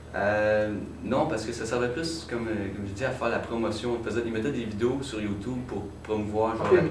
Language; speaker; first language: French; native; French